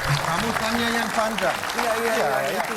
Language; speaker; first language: Indonesian; non-native, learner; Dutch